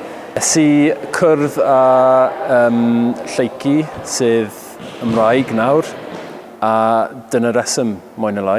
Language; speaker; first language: Welsh; non-native, local second language; English